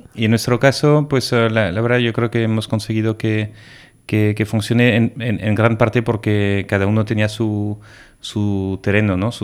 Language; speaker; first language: Spanish; non-native, fluent; French